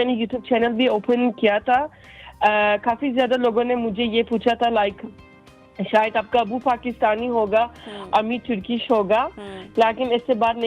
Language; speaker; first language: Hindi; non-native, fluent; Turkish